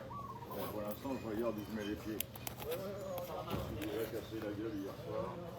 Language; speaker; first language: French; native; French